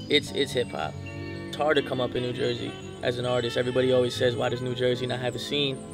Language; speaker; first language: English; native; English